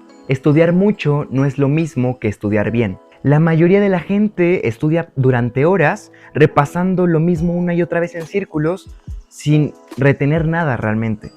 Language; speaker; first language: Spanish; native; Spanish